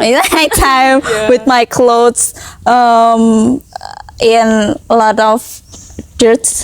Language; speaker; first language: English; non-native, fluent; Indonesian